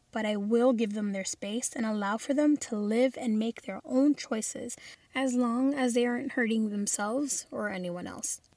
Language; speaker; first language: English; early bilingual, other home language; Spanish